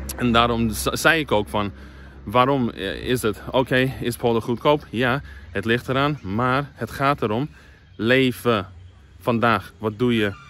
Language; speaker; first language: Dutch; non-native, fluent; English